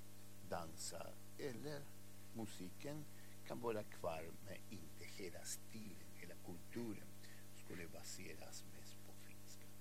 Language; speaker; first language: Swedish; non-native, fluent; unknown